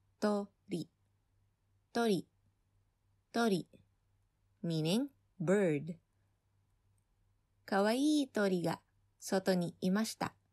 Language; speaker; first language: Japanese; non-native, fluent; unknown